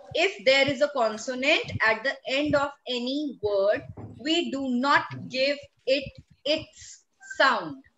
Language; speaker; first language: English; non-native, local second language; Hindi